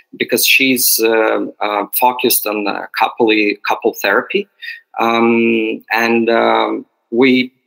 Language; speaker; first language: English; non-native, fluent; Ukrainian